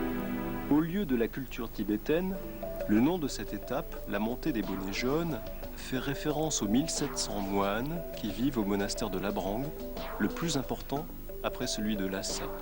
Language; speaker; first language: French; native; French